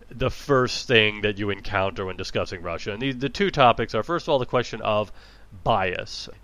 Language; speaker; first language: English; native; English